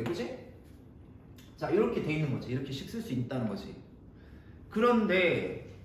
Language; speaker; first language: Korean; native; Korean